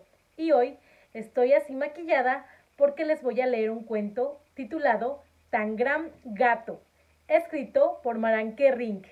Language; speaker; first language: Spanish; native; Spanish